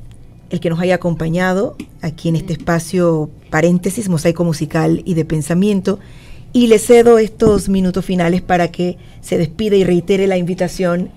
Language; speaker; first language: Spanish; native; Spanish